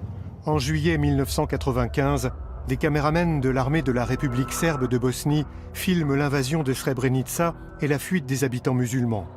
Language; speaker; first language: French; native; French